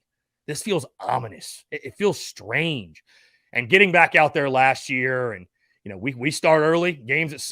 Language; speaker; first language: English; native; English